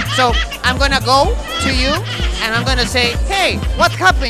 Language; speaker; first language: English; non-native, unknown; Spanish